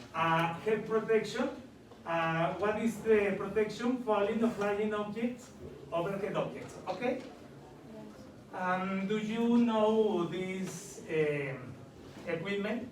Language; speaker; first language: English; non-native, learner; Spanish